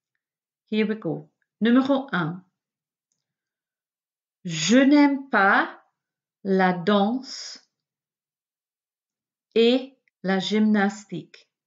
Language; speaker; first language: French; non-native, fluent; English